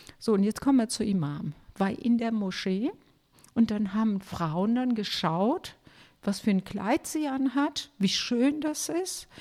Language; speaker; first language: German; non-native, fluent; Turkish